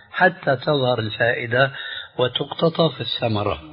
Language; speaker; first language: Arabic; early bilingual, other home language; Albanian